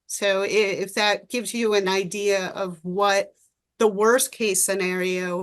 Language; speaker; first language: English; native; English